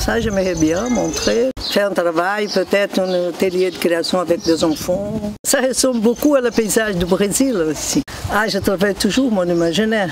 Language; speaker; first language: French; non-native, fluent; Portuguese